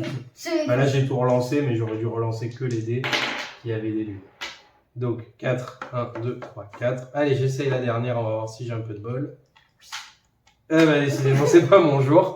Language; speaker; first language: French; native; French